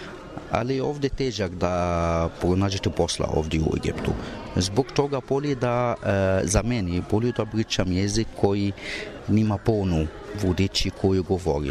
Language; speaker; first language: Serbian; non-native, learner; Arabic